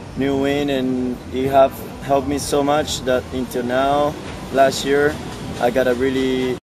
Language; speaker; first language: English; non-native, fluent; Spanish